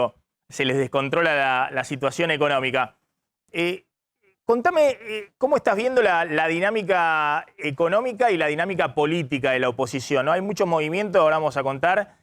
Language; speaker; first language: Spanish; native; Spanish